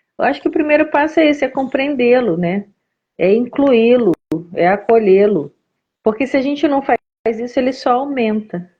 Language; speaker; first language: Portuguese; native; Portuguese